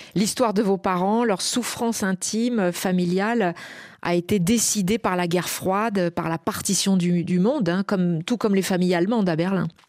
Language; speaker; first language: French; native; French